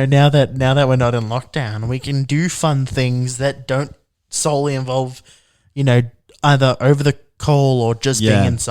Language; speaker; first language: English; native; English